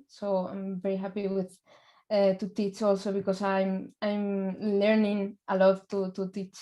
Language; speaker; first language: English; non-native, learner; Spanish